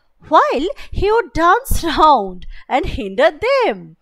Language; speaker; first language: English; non-native, local second language; Bangla